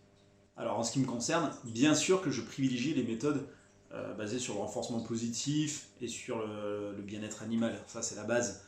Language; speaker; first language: French; native; French